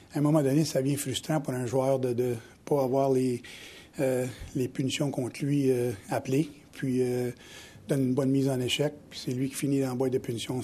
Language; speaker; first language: French; native; French